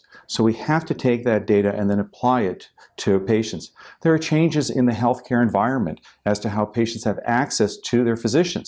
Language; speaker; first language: English; native; English